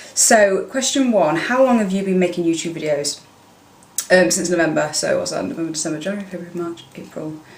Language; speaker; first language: English; native; English